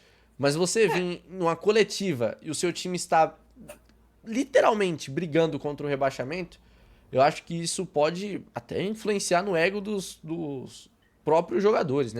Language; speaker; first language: Portuguese; native; Portuguese